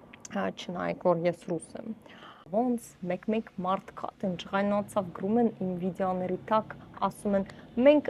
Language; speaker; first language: Armenian; non-native, fluent; Russian